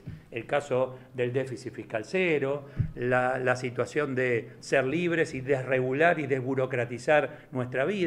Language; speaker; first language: Spanish; native; Spanish